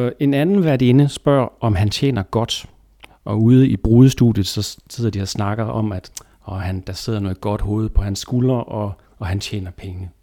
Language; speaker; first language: Danish; native; Danish